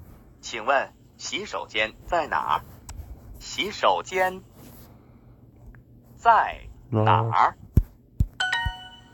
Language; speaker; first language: Chinese; non-native, learner; English